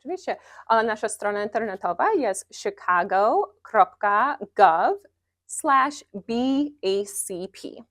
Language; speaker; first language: Polish; early bilingual, heritage; Polish